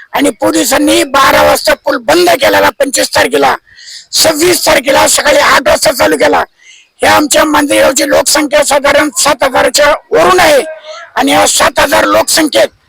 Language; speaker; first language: Marathi; native; Marathi